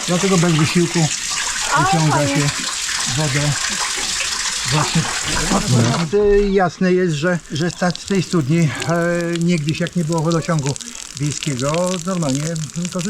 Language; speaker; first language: Polish; native; Polish